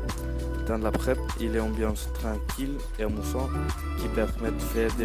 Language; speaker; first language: French; non-native, learner; Spanish